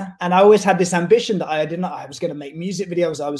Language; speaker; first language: English; native; English